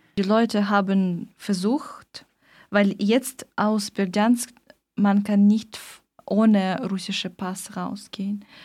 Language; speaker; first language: German; non-native, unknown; Ukrainian